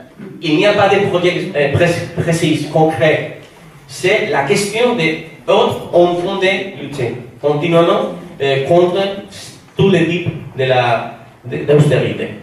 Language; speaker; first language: French; non-native, fluent; Spanish